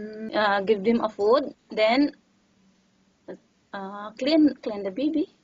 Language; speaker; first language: English; non-native, learner; Filipino